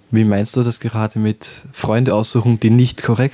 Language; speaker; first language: German; native; German